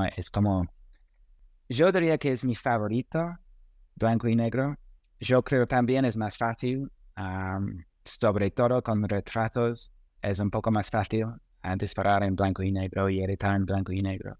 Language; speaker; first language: Spanish; non-native, fluent; English